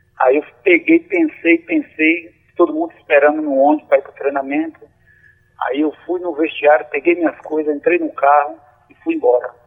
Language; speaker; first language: Portuguese; native; Portuguese